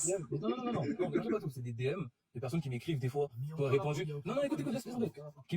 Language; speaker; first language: French; native; French